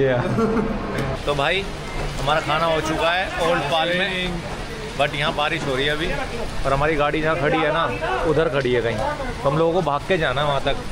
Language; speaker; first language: Hindi; native; Hindi